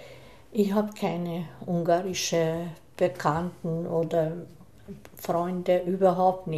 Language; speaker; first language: German; non-native, fluent; Hungarian